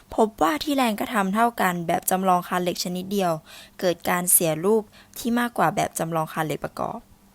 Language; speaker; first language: Thai; native; Thai